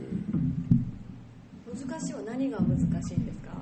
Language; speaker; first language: Japanese; native; Japanese